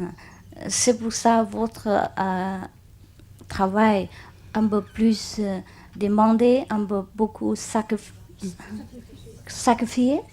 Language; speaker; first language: French; non-native, learner; Chinese